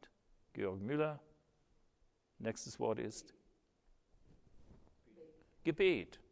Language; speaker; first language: German; non-native, fluent; English